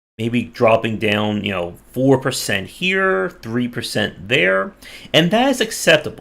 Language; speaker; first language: English; native; English